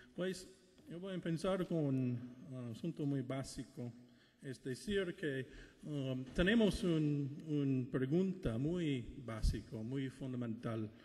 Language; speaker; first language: Spanish; non-native, fluent; English